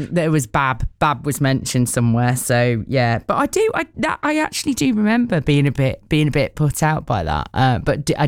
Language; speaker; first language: English; native; English